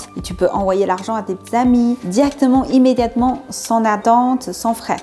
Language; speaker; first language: French; non-native, fluent; Chinese